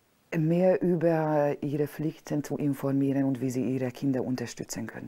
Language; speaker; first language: German; non-native, fluent; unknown